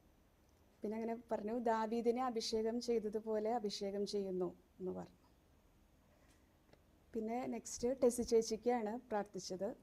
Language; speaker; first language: Malayalam; native; Malayalam